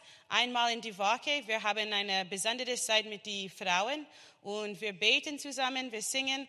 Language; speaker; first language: German; non-native, learner; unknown